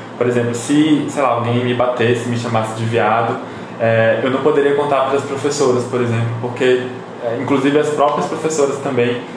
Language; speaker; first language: Portuguese; native; Portuguese